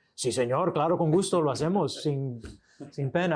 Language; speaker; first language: Spanish; early bilingual, heritage; Spanish